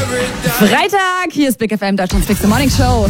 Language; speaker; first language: German; native; German